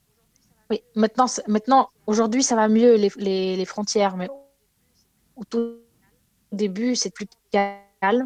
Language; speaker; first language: French; non-native, fluent; Ukrainian